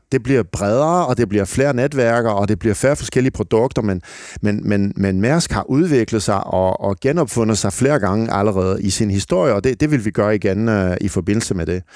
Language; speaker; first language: Danish; non-native, fluent; French